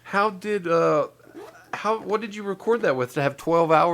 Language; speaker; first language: English; native; English